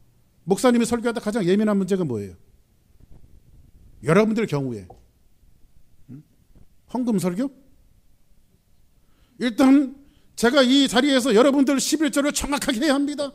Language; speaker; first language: Korean; native; Korean